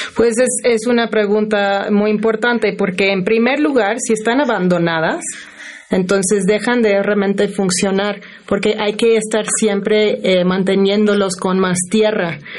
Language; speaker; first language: Spanish; non-native, fluent; English